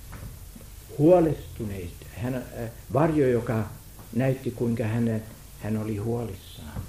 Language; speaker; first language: Finnish; non-native, fluent; German